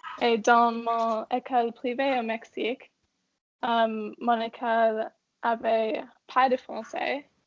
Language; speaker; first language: French; non-native, learner; English